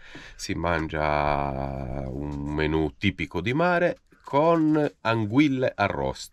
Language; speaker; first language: Italian; native; Italian